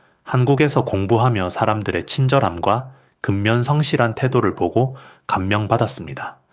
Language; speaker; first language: Korean; non-native, fluent; Urdu